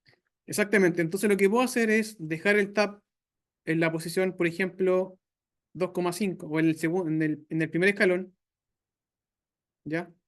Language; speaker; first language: Spanish; native; Spanish